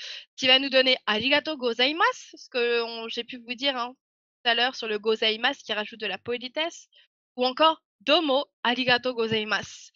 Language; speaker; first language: French; native; French